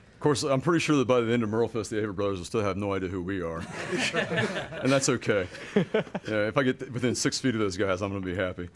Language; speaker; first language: English; native; English